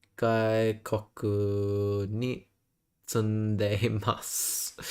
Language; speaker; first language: Japanese; non-native, learner; English